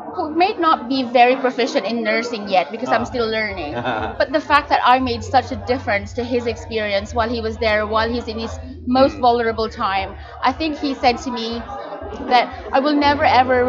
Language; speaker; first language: English; non-native, local second language; Filipino